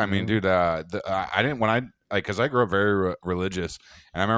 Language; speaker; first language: English; native; English